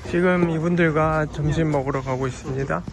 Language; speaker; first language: Korean; native; Korean